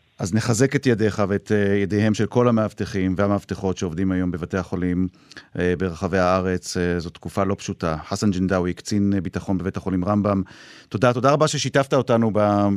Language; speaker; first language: Hebrew; native; Hebrew